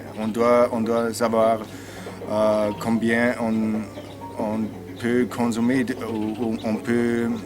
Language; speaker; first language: French; non-native, learner; German